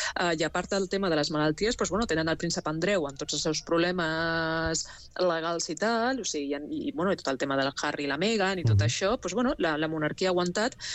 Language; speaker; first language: Catalan; non-native, local second language; Spanish